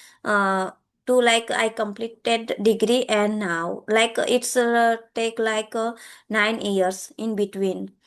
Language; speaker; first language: English; non-native, learner; Gujarati